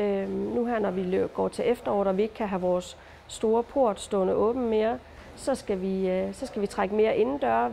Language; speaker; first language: Danish; native; Danish